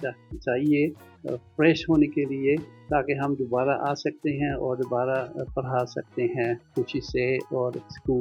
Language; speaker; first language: Hindi; non-native, fluent; Dutch